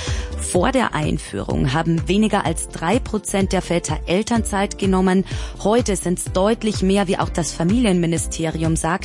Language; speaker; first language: German; native; German